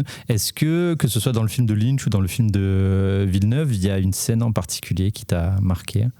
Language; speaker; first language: French; native; French